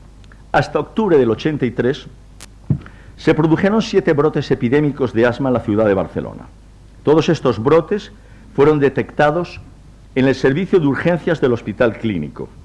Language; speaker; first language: Spanish; native; Spanish